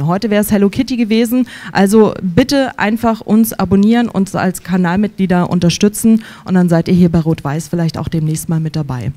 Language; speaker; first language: German; native; German